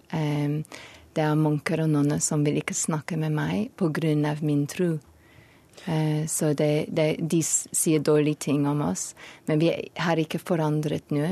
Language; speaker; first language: Norwegian; non-native, learner; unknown